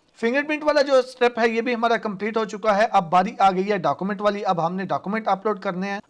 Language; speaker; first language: Urdu; non-native, local second language; Punjabi